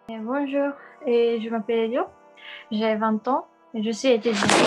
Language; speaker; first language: French; non-native, learner; Japanese